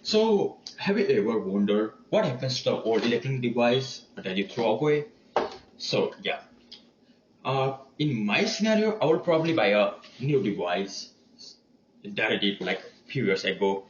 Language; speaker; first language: English; non-native, learner; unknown